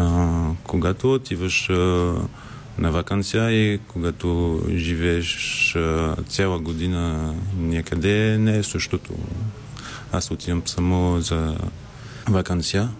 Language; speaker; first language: Bulgarian; non-native, learner; French